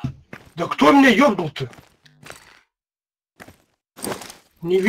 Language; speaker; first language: Russian; native; Russian